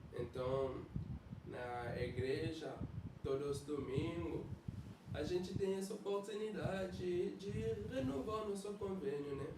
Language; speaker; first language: Portuguese; non-native, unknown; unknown